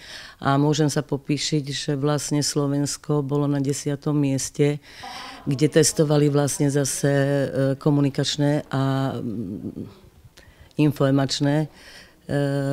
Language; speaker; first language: Slovak; native; Slovak